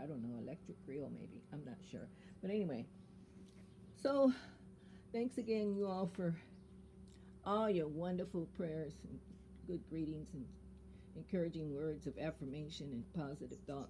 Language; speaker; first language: English; native; English